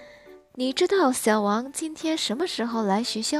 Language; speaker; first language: Chinese; non-native, fluent; Indonesian